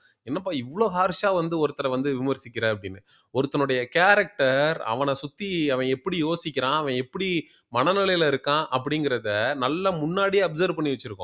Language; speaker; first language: Tamil; native; Tamil